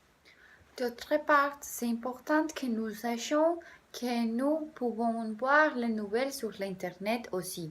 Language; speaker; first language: French; non-native, learner; Spanish